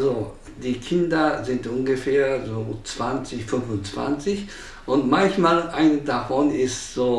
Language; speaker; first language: German; non-native, fluent; Japanese